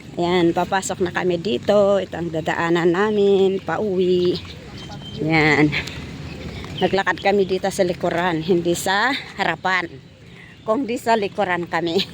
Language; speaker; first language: Filipino; non-native, local second language; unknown